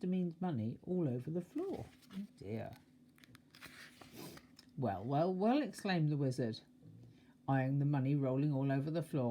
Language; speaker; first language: English; native; English